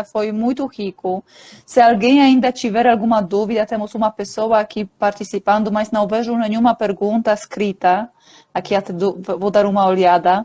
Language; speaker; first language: Portuguese; non-native, fluent; Polish